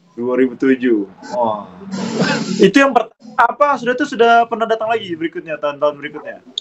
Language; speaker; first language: Indonesian; native; Indonesian